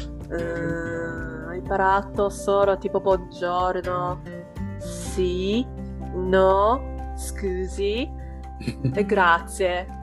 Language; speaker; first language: Italian; non-native, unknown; Japanese